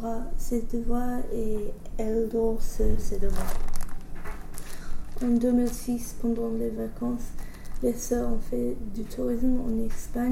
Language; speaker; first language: French; non-native, learner; English